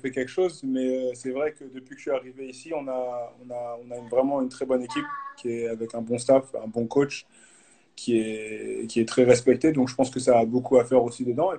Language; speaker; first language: French; native; French